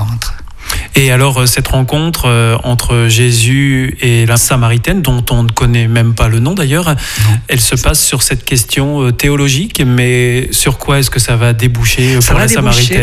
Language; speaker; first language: French; native; French